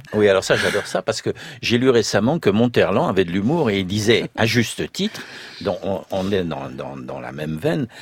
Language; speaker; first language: French; native; French